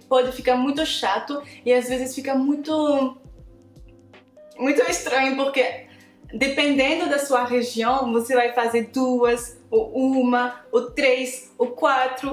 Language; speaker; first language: Portuguese; non-native, fluent; French